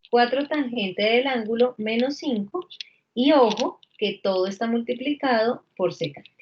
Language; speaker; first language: Spanish; native; Spanish